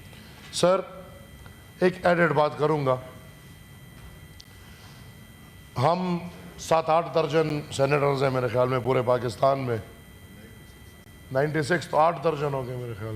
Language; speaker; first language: Urdu; non-native, local second language; Pashto